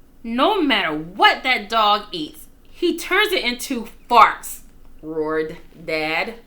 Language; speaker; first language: English; native; English